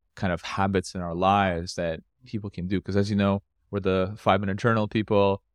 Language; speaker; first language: English; native; English